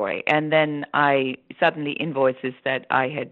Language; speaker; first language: English; non-native, fluent; German